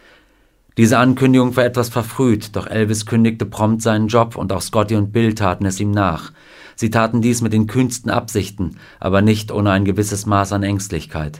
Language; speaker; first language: German; native; German